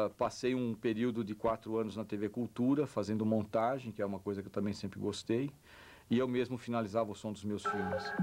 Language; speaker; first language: Portuguese; native; Portuguese